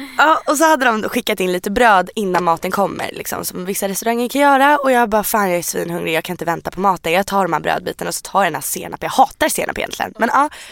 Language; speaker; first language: Swedish; native; Swedish